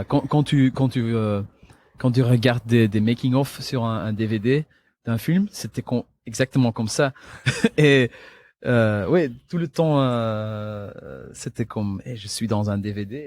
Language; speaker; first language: French; non-native, local second language; Dutch